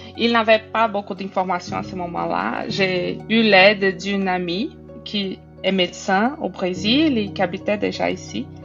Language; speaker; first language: French; non-native, fluent; Portuguese